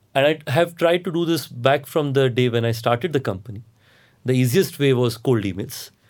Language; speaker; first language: English; non-native, local second language; Hindi